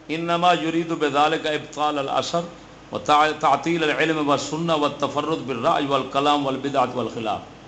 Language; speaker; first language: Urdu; non-native, local second language; Punjabi